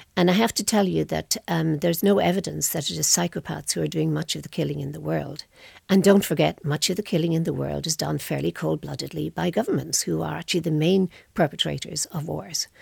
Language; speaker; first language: English; native; English